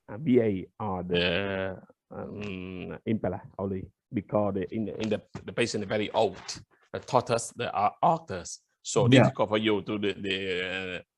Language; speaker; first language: English; non-native, learner; Vietnamese